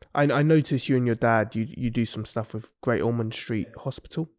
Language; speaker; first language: English; native; English